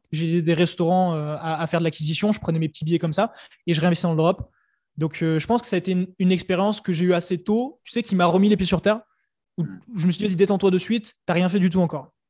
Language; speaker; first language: French; native; French